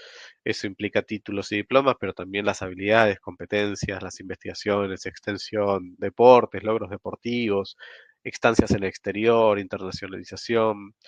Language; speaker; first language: Spanish; native; Spanish